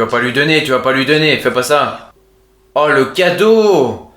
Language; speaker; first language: French; native; French